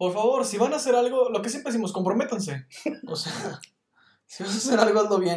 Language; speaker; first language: Spanish; native; Spanish